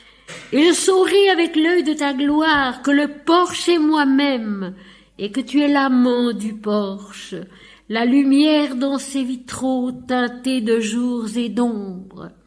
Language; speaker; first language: French; native; French